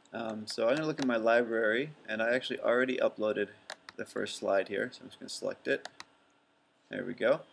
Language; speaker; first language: English; native; English